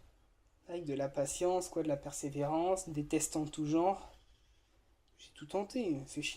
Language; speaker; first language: French; native; French